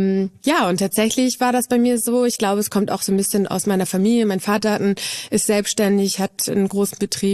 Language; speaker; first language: German; native; German